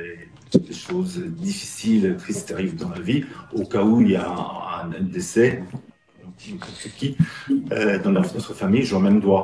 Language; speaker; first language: French; non-native, fluent; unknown